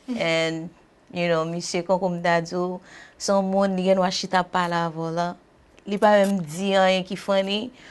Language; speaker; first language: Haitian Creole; early bilingual, heritage; Haitian Creole